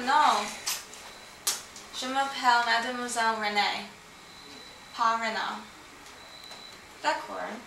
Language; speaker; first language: French; non-native, learner; English